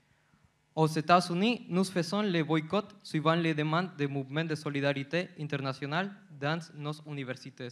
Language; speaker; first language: French; non-native, fluent; Spanish